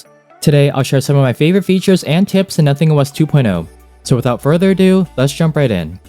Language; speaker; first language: English; native; English